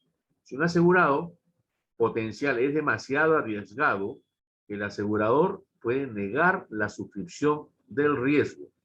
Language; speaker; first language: Spanish; native; Spanish